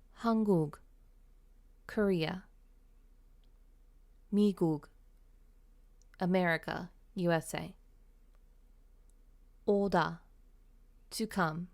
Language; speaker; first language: Korean; non-native, fluent; English